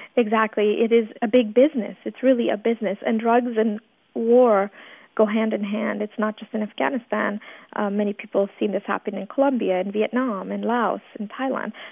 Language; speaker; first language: English; early bilingual, other home language; Persian